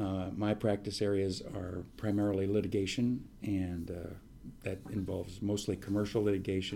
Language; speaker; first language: English; native; English